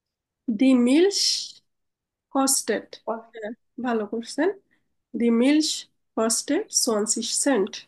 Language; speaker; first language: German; non-native, fluent; Bangla